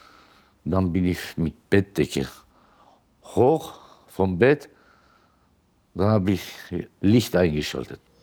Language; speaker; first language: German; non-native, learner; Turkish